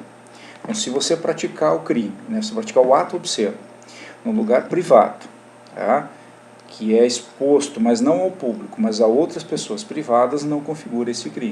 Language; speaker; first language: Portuguese; native; Portuguese